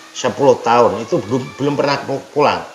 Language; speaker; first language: Indonesian; non-native, local second language; Javanese